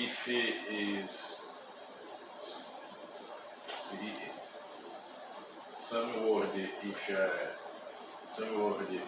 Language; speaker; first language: English; non-native, learner; Portuguese